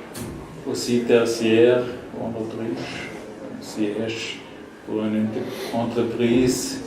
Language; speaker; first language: French; non-native, learner; German